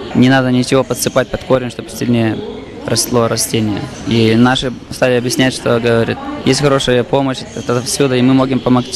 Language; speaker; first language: Russian; early bilingual, heritage; Spanish